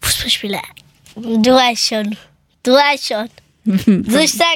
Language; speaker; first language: German; early bilingual, other home language; Persian